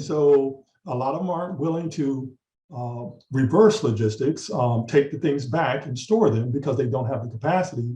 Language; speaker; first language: English; native; English